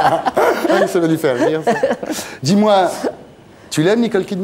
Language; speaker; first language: French; native; French